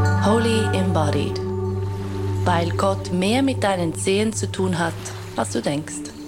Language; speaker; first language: German; native; German